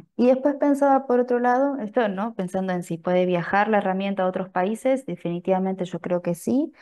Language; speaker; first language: Spanish; native; Spanish